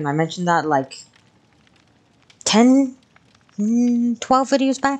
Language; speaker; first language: English; native; English